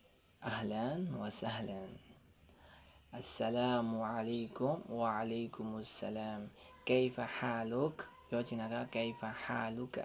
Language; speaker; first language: Arabic; non-native, fluent; Burmese